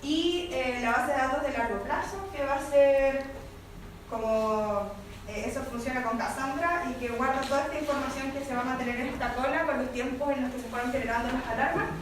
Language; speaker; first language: Spanish; native; Spanish